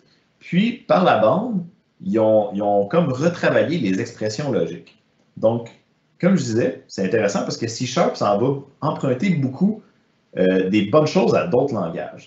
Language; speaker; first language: French; native; French